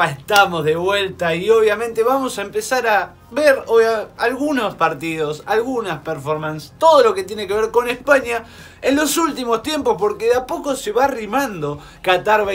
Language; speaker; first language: Spanish; native; Spanish